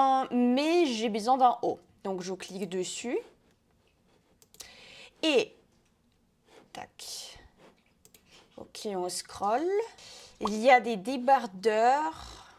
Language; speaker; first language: French; non-native, fluent; Russian